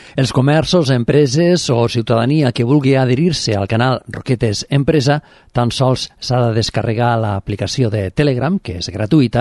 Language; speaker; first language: Catalan; native; Catalan